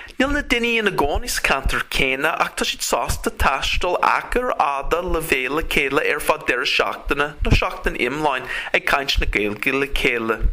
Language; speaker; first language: Irish; non-native, fluent; English